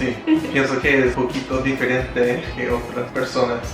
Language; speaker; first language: Spanish; non-native, fluent; English